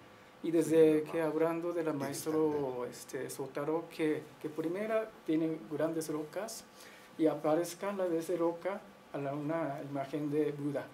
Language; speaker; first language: Spanish; non-native, learner; Japanese